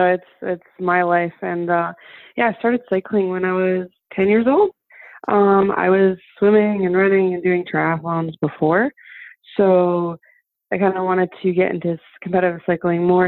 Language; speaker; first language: English; early bilingual, other home language; German